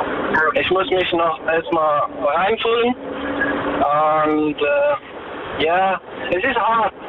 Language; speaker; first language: German; early bilingual, other home language; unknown